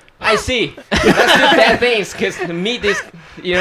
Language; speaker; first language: English; non-native, fluent; Chinese